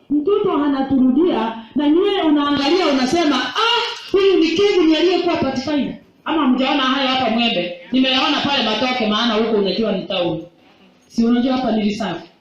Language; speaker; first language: Swahili; non-native, local second language; Gusii